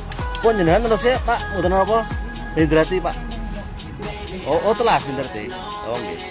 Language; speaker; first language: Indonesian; non-native, local second language; Javanese